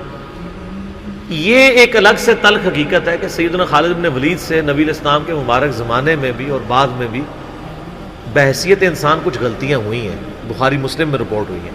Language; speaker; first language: Urdu; non-native, local second language; Punjabi